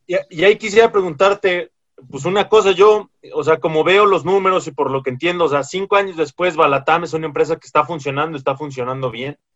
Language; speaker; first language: Spanish; native; Spanish